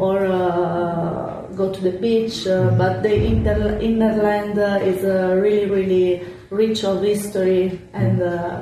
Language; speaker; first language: English; non-native, learner; Italian